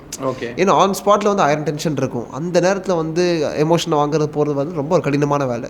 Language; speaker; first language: Tamil; native; Tamil